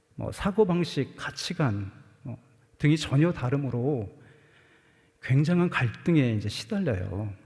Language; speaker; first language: Korean; native; Korean